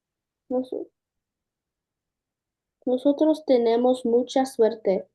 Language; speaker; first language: Spanish; non-native, learner; English